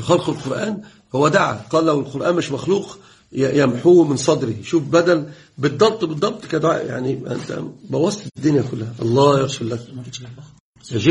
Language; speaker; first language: Arabic; native; Arabic